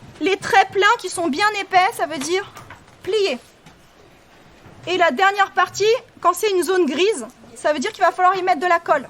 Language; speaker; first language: French; native; French